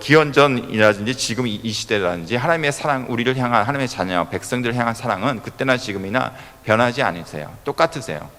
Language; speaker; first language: Korean; native; Korean